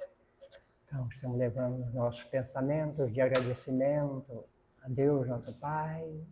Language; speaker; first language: Portuguese; native; Portuguese